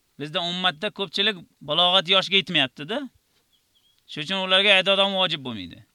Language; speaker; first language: Uzbek; native; Uzbek